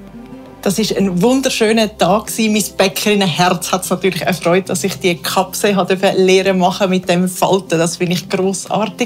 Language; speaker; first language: German; native; German